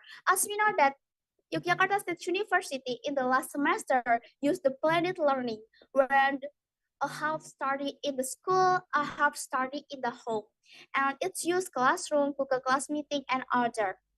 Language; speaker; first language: English; non-native, learner; Indonesian